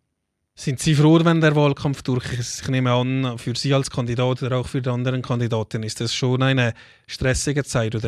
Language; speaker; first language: German; native; German